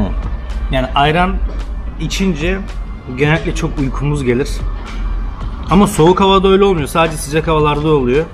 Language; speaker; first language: Turkish; native; Turkish